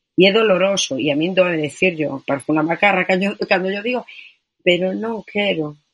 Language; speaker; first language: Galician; non-native, local second language; Spanish